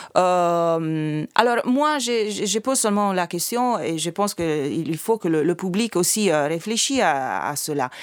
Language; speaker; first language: French; non-native, fluent; Italian